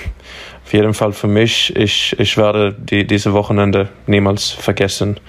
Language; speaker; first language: German; non-native, fluent; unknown